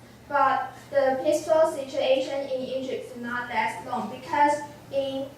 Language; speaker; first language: English; non-native, fluent; Chinese